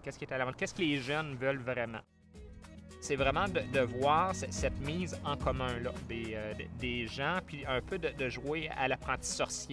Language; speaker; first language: French; native; French